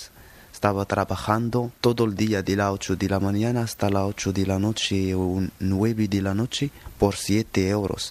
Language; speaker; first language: Spanish; non-native, learner; Arabic